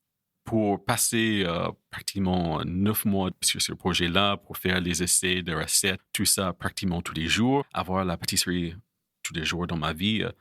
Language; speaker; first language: French; non-native, fluent; English